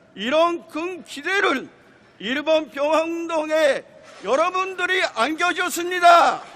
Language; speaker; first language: Korean; non-native, fluent; Japanese